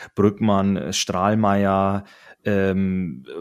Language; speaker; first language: German; non-native, fluent; Finnish